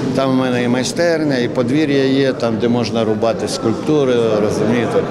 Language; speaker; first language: Ukrainian; native; Ukrainian